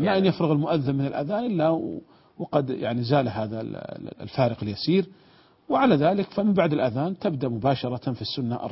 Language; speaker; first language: Arabic; native; Arabic